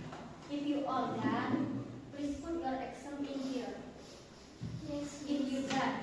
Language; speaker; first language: English; non-native, learner; Indonesian